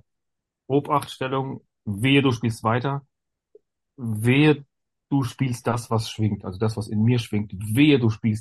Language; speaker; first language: German; native; German